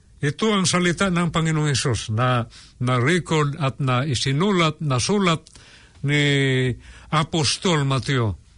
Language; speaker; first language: Filipino; non-native, local second language; Cebuano